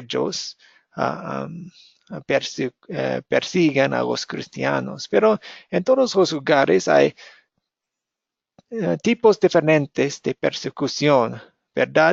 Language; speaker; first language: Spanish; non-native, fluent; English